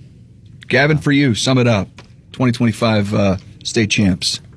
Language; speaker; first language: English; native; English